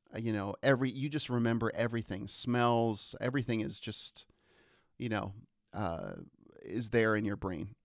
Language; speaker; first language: English; early bilingual, other home language; German